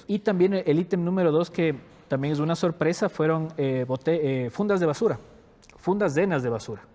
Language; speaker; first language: Spanish; native; Spanish